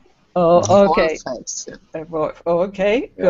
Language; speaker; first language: German; native; German